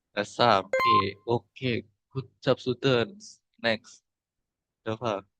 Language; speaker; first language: English; non-native, learner; Indonesian